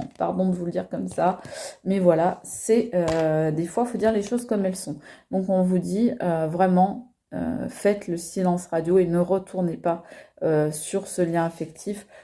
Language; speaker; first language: French; native; French